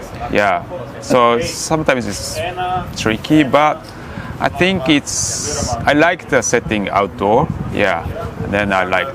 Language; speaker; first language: English; non-native, learner; Japanese